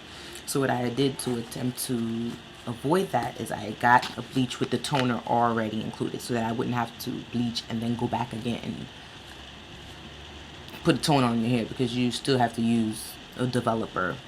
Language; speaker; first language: English; native; English